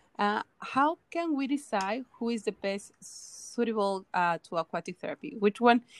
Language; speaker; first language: English; non-native, fluent; Spanish